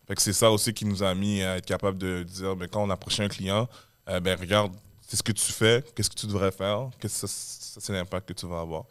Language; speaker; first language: French; native; French